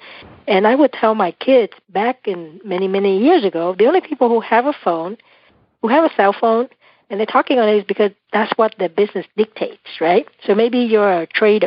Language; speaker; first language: English; non-native, fluent; Vietnamese